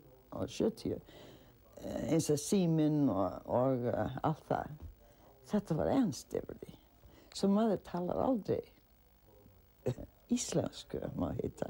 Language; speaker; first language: Icelandic; early bilingual, heritage; Icelandic